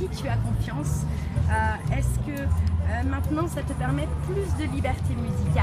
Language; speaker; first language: French; native; French